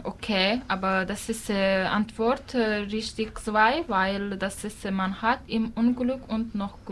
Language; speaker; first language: German; non-native, learner; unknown